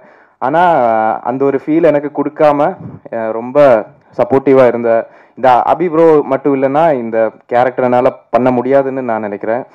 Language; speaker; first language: Tamil; non-native, local second language; Malayalam